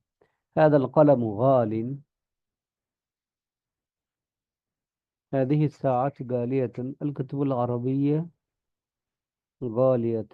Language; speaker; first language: Arabic; non-native, fluent; Bangla